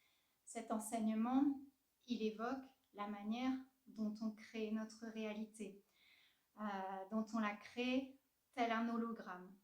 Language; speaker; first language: French; native; French